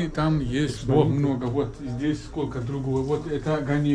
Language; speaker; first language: Russian; non-native, learner; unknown